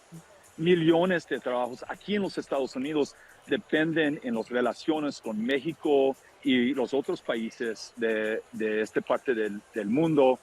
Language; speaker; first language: Spanish; non-native, fluent; English